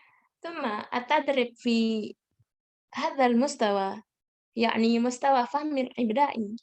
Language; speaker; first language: Arabic; non-native, learner; Indonesian